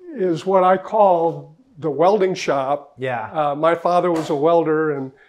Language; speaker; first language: English; native; English